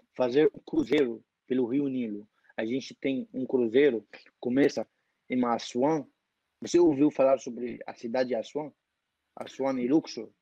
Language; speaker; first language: Portuguese; non-native, fluent; Arabic